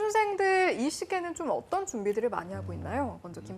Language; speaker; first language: Korean; native; Korean